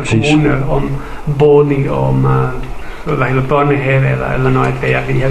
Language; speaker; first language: Danish; non-native, fluent; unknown